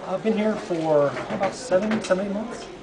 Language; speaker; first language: English; native; English